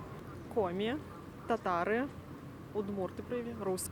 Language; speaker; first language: Russian; native; Russian